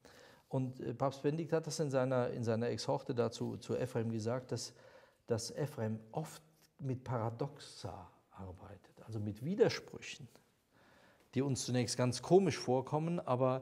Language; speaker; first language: German; native; German